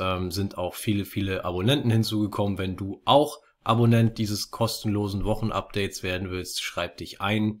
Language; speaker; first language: German; native; German